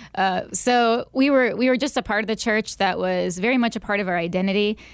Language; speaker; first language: English; native; English